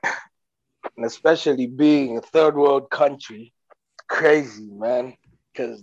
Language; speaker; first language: English; non-native, local second language; Nyanja